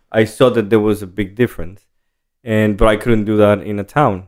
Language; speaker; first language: English; non-native, fluent; Spanish